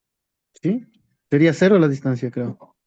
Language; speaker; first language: Spanish; native; Spanish